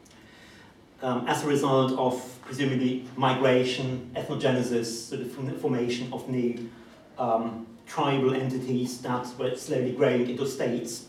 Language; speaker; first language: English; non-native, fluent; German